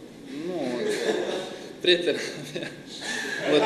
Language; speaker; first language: Romanian; non-native, learner; Bosnian